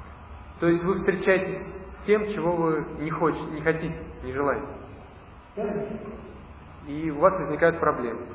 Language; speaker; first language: Russian; native; Russian